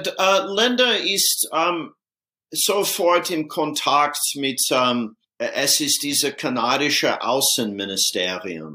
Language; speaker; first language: German; non-native, fluent; English